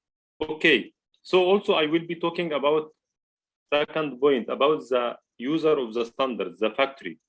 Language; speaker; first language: English; non-native, learner; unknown